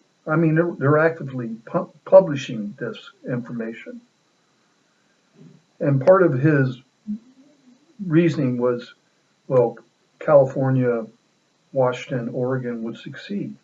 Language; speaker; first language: English; native; English